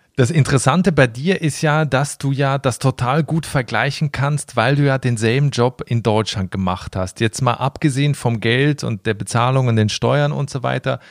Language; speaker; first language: German; native; German